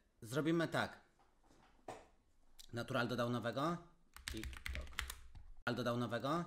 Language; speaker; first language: Polish; native; Polish